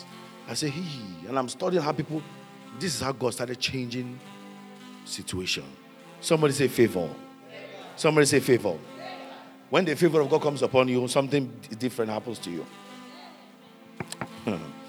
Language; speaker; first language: English; non-native, local second language; Yoruba